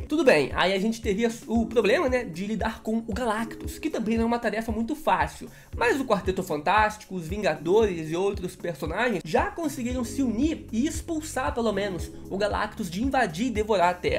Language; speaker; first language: Portuguese; native; Portuguese